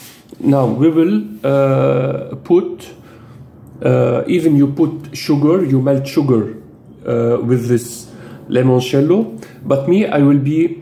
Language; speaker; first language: English; non-native, fluent; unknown